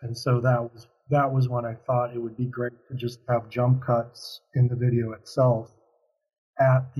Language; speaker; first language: English; native; English